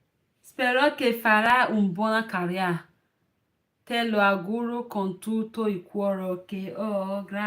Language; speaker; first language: Italian; non-native, learner; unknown